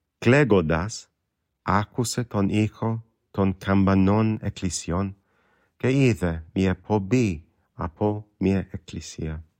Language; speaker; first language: Greek; non-native, fluent; English